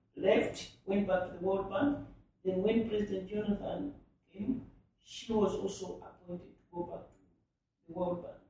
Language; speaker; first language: English; non-native, local second language; Nyanja